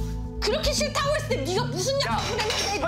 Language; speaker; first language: Korean; native; Korean